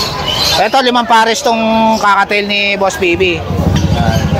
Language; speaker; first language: Filipino; native; Filipino